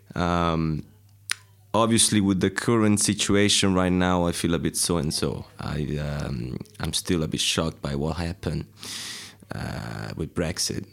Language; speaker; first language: English; non-native, fluent; Italian